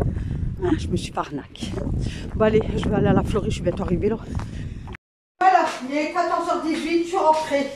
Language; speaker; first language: French; native; French